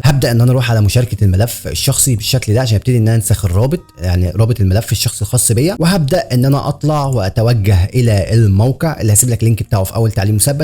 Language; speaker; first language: Arabic; native; Arabic